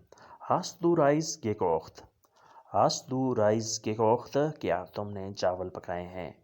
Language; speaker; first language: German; non-native, fluent; Urdu